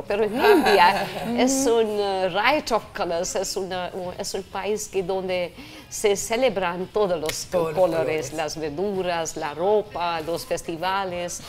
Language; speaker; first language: Spanish; non-native, fluent; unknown